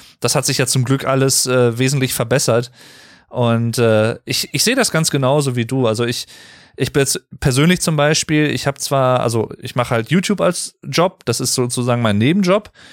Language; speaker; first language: German; native; German